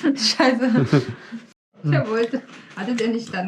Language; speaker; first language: German; native; German